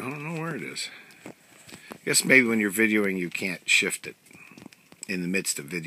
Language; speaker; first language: English; native; English